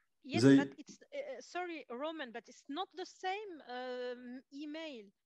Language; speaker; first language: English; non-native, fluent; Arabic